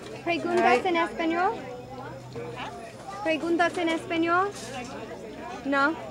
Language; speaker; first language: Spanish; non-native, learner; English